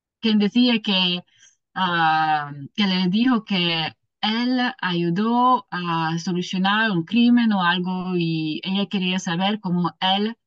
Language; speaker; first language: Spanish; non-native, learner; English